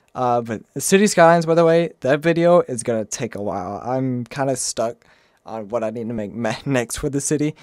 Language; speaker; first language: English; native; English